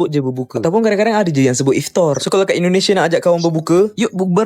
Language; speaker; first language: Malay; native; Malay